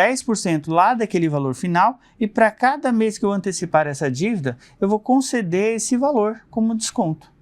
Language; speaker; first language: Portuguese; native; Portuguese